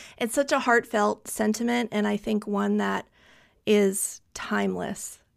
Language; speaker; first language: English; native; English